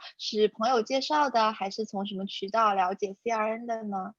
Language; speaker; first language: Chinese; native; Chinese